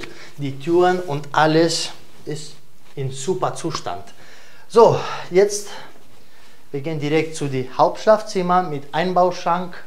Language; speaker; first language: German; non-native, fluent; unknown